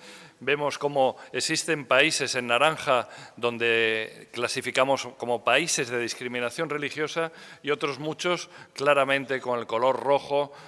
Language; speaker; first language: Spanish; native; Spanish